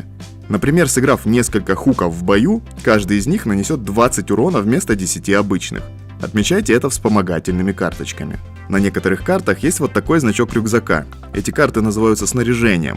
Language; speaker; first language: Russian; native; Russian